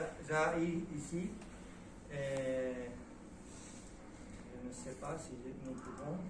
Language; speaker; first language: French; non-native, learner; Spanish